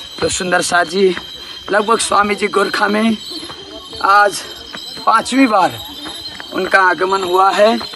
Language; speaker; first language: Hindi; non-native, fluent; Nepali